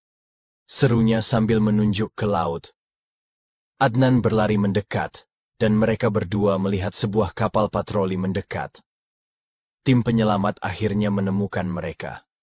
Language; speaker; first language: Indonesian; native; Indonesian